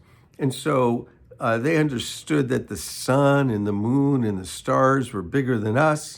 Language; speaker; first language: English; native; English